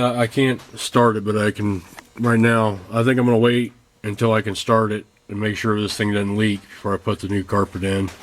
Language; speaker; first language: English; native; English